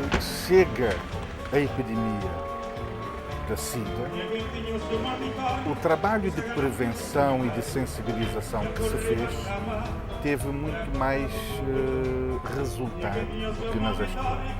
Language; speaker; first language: Portuguese; non-native, local second language; Kabuverdianu